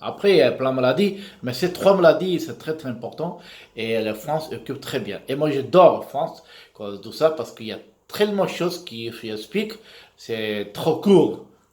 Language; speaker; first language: French; non-native, learner; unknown